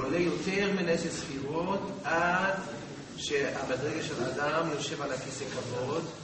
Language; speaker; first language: Hebrew; non-native, fluent; English